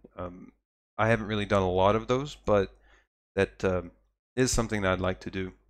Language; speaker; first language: English; native; English